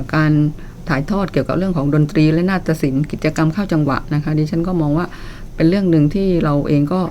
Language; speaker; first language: Thai; native; Thai